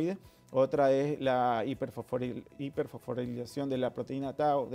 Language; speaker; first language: Spanish; native; Spanish